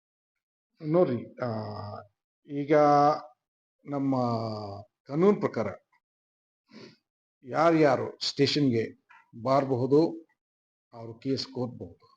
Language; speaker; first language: Kannada; non-native, fluent; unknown